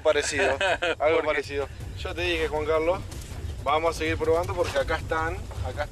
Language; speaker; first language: Spanish; native; Spanish